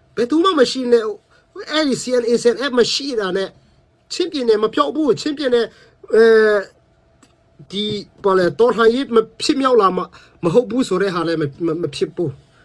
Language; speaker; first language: Burmese; non-native, local second language; Tedim Chin